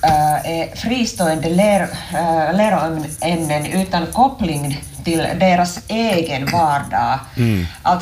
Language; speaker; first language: Swedish; non-native, local second language; Finnish